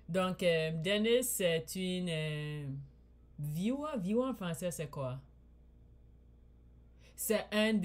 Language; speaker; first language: French; non-native, learner; English